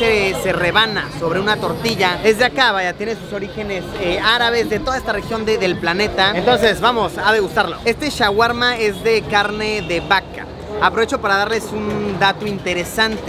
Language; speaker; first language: Spanish; native; Spanish